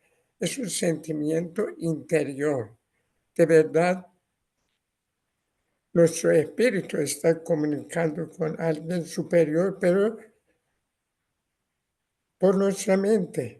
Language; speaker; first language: Spanish; non-native, learner; Persian